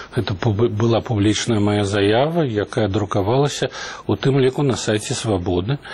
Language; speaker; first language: Russian; non-native, local second language; Belarusian